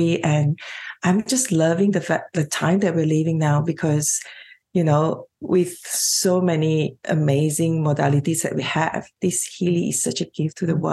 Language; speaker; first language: English; non-native, local second language; Cantonese